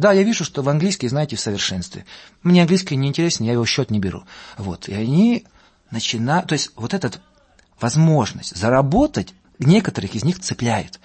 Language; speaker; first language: Russian; non-native, local second language; Latvian